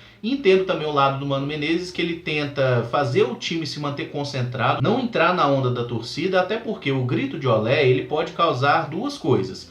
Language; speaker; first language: Portuguese; native; Portuguese